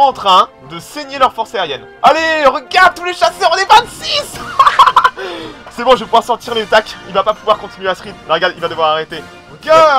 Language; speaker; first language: French; native; French